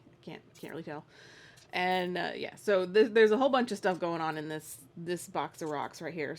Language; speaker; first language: English; native; English